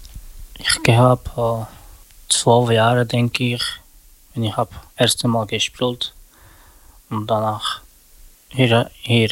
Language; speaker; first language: German; non-native, learner; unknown